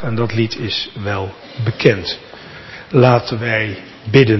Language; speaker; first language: Dutch; native; Dutch